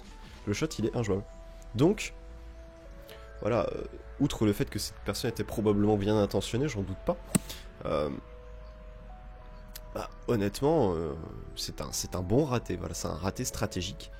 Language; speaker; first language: French; native; French